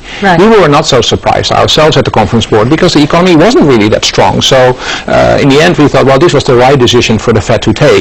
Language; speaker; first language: English; non-native, fluent; Dutch